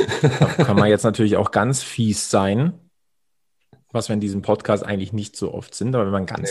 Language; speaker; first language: German; native; German